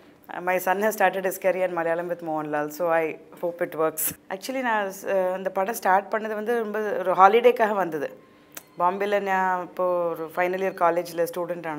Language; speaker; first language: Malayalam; non-native, local second language; Tamil